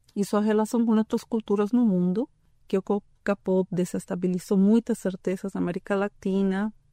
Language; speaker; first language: Portuguese; non-native, fluent; Spanish